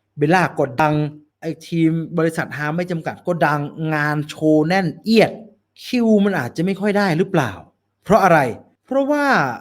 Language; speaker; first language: Thai; native; Thai